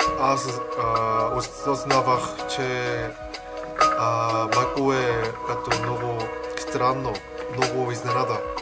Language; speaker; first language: Bulgarian; non-native, learner; Korean